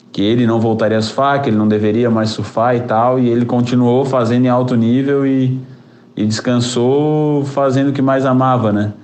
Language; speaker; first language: Portuguese; native; Portuguese